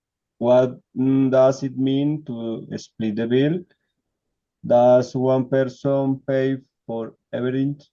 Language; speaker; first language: English; non-native, learner; Spanish